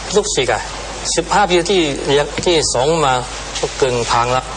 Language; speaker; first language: Thai; non-native, learner; Chinese